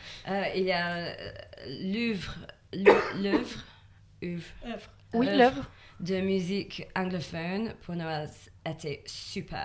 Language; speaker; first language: French; non-native, learner; English